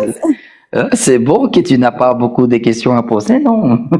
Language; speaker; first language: French; non-native, fluent; Spanish